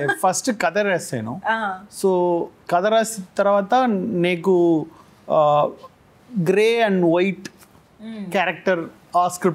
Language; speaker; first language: Telugu; non-native, learner; Tamil